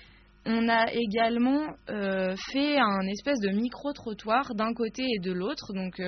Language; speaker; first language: French; native; French